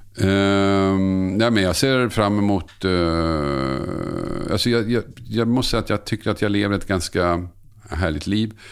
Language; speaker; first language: Swedish; native; Swedish